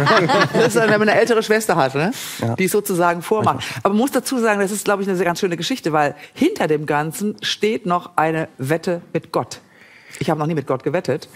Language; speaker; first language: German; native; German